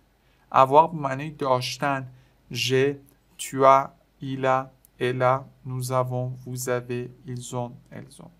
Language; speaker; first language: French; non-native, fluent; Persian